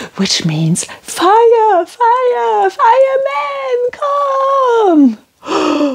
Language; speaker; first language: English; non-native, fluent; French